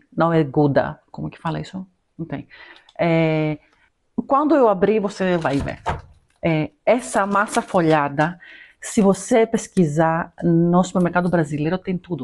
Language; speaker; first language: Portuguese; non-native, fluent; Greek